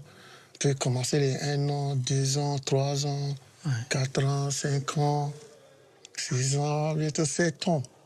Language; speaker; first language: French; non-native, learner; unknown